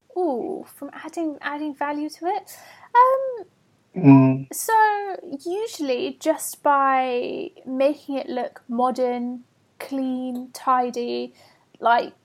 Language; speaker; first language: English; native; English